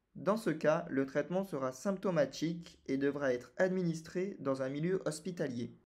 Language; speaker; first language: French; native; French